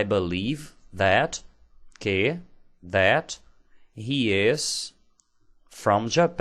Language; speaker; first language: English; non-native, fluent; Portuguese